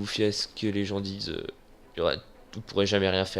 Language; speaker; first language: French; native; French